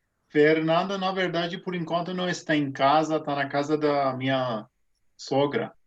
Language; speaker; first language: Portuguese; non-native, fluent; Persian